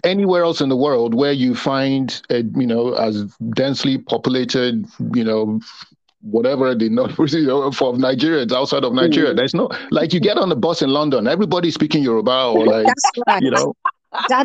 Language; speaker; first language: English; non-native, local second language; Yoruba